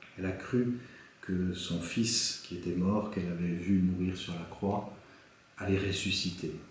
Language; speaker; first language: French; native; French